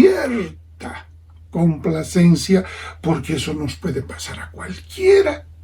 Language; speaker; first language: Spanish; native; Spanish